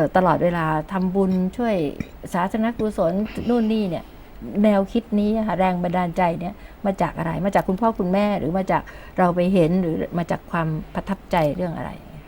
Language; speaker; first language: Thai; native; Thai